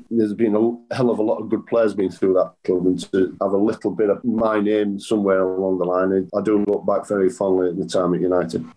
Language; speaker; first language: English; native; English